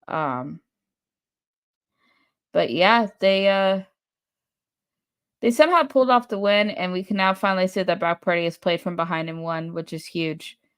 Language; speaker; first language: English; native; English